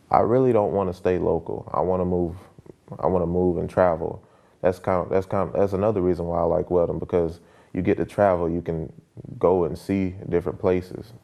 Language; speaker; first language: English; native; English